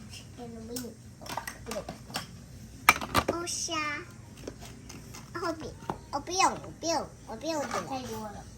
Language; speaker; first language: Chinese; early bilingual, heritage; Chinese